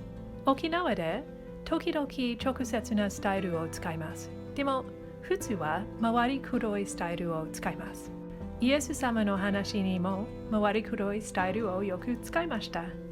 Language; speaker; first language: Japanese; non-native, learner; English